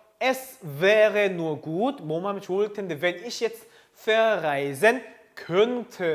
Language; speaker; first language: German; non-native, fluent; Korean